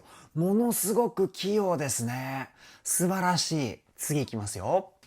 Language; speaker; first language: Japanese; native; Japanese